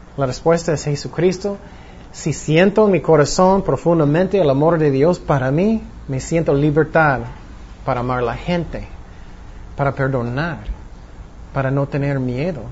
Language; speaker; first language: Spanish; non-native, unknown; English